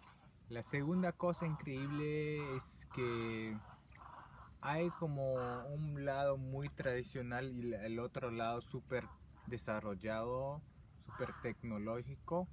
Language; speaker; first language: Spanish; non-native, fluent; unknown